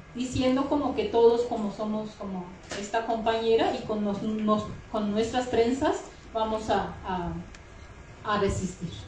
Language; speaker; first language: Spanish; non-native, fluent; Kurdish